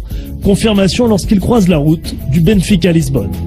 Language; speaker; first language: French; native; French